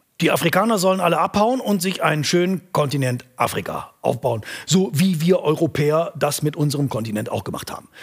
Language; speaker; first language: German; native; German